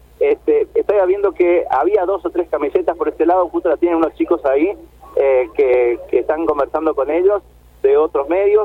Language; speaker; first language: Spanish; native; Spanish